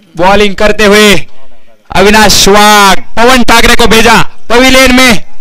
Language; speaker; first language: Hindi; non-native, local second language; Marathi